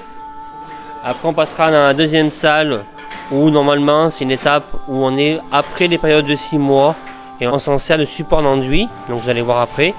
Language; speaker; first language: French; native; French